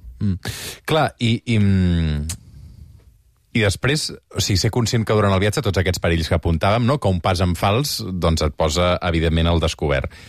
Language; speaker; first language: Catalan; native; Catalan